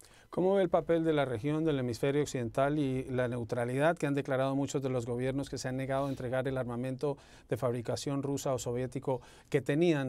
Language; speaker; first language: Spanish; native; Spanish